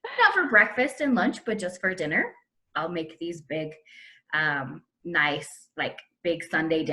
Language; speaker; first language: English; native; English